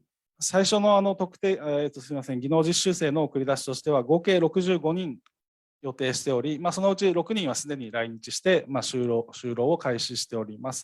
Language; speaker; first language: Japanese; native; Japanese